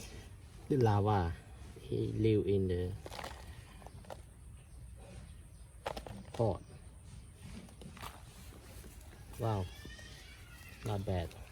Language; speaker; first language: English; non-native, learner; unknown